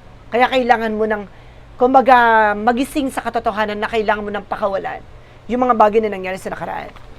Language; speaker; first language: Filipino; native; Filipino